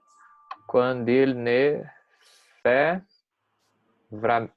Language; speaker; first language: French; non-native, learner; Portuguese